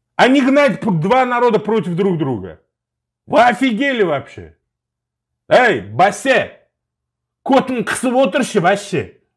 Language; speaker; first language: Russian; non-native, local second language; Uzbek